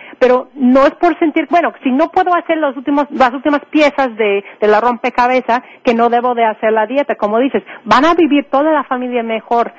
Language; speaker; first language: Spanish; non-native, fluent; English